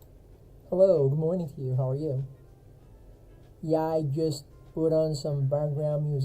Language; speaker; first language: English; non-native, fluent; Filipino